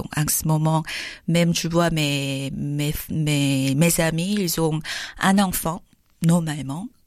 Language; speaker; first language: French; non-native, learner; Korean